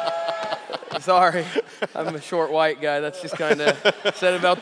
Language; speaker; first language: English; native; English